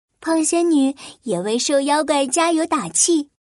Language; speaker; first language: Chinese; native; Chinese